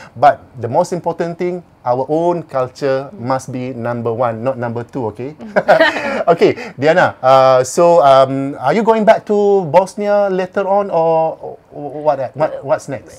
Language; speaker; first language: English; non-native, local second language; Malay